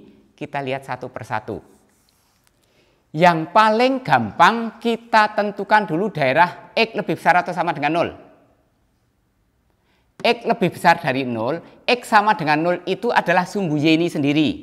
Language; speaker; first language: Indonesian; native; Indonesian